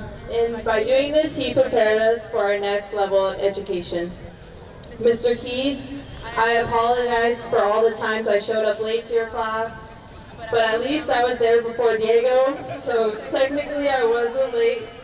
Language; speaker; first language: English; early bilingual, other home language; Spanish